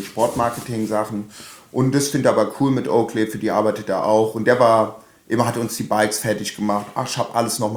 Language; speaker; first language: German; native; German